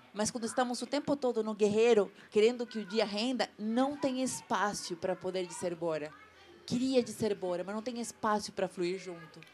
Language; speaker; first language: Portuguese; non-native, fluent; Spanish